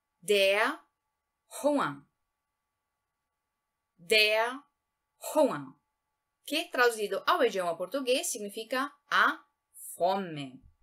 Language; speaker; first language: Portuguese; native; Portuguese